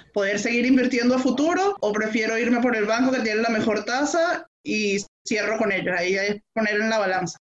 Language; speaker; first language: Spanish; native; Spanish